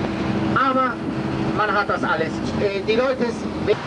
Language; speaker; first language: German; non-native, learner; Spanish